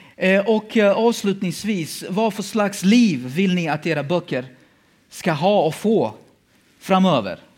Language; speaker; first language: Swedish; early bilingual, other home language; Bosnian